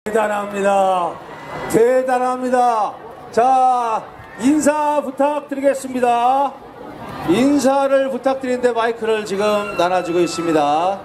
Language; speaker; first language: Korean; native; Korean